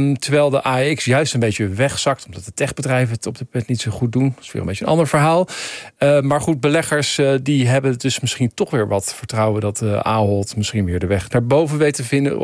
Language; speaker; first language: Dutch; native; Dutch